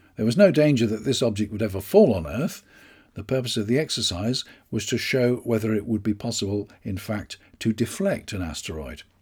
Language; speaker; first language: English; native; English